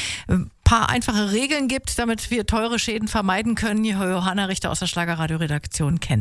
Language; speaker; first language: German; native; German